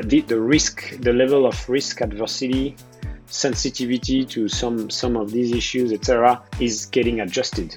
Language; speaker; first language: English; non-native, fluent; French